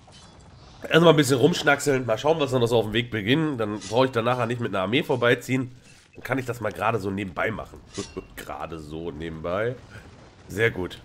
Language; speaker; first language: German; native; German